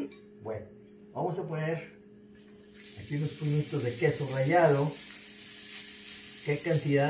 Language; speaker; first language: Spanish; native; Spanish